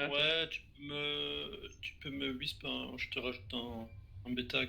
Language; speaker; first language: French; native; French